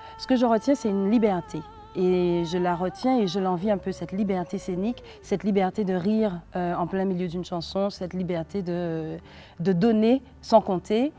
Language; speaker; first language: French; native; French